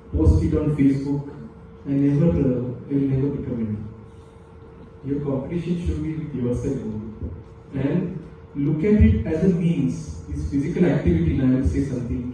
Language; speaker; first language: English; non-native, local second language; Marathi